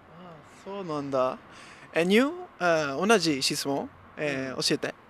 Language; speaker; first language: Japanese; non-native, learner; English